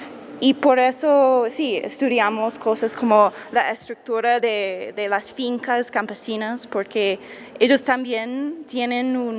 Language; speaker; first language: Spanish; non-native, fluent; English